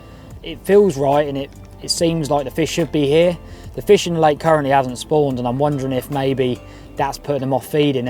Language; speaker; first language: English; native; English